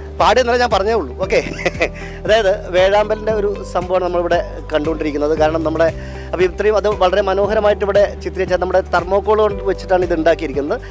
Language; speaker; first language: Malayalam; native; Malayalam